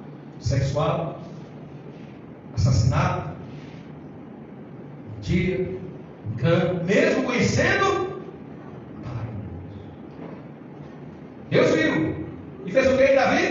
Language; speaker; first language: Portuguese; native; Portuguese